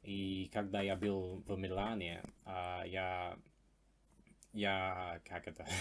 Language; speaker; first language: Russian; non-native, fluent; English